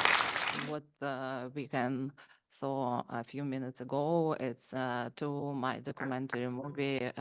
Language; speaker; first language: English; non-native, learner; Ukrainian